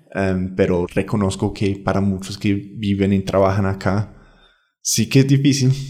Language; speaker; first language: Spanish; non-native, fluent; English